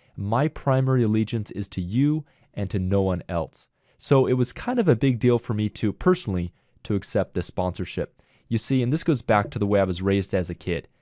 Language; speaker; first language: English; native; English